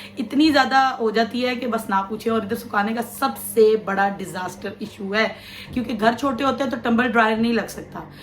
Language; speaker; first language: Urdu; non-native, local second language; Punjabi